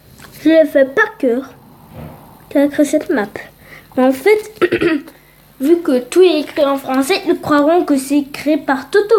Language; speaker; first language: French; early bilingual, other home language; Polish